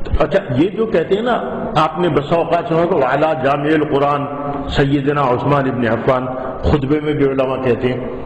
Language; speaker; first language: Urdu; native; Urdu